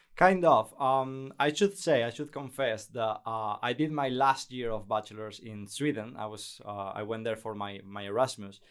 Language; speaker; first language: English; non-native, fluent; Spanish